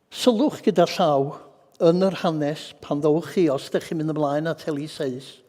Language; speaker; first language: Welsh; native; Welsh